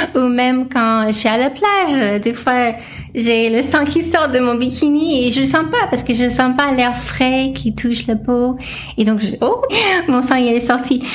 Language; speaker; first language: French; non-native, fluent; English